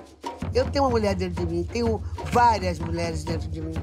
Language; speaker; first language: Portuguese; native; Portuguese